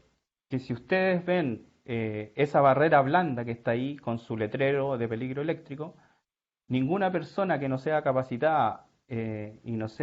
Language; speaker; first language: Spanish; native; Spanish